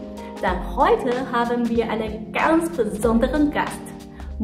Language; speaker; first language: German; non-native, learner; Chinese